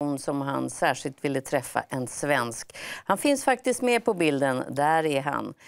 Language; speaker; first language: Swedish; native; Swedish